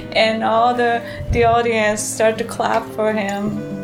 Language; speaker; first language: English; early bilingual, other home language; Portuguese